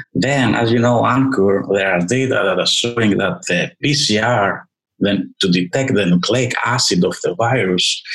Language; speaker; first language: English; non-native, fluent; Greek